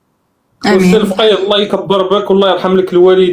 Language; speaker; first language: Arabic; native; Arabic